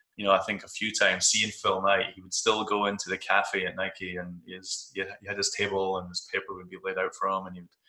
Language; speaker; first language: English; native; English